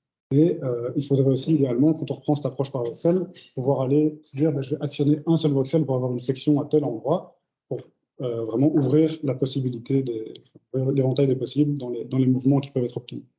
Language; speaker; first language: French; native; French